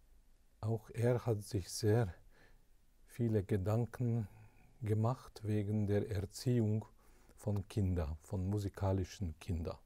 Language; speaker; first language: German; non-native, fluent; Hungarian